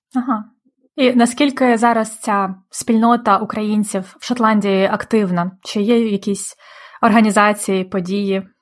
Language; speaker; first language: Ukrainian; native; Ukrainian